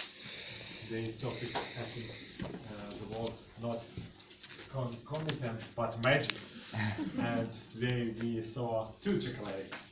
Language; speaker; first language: English; non-native, learner; Russian